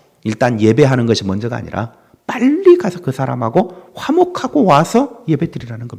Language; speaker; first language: Korean; native; Korean